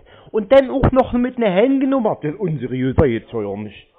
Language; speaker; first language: German; native; German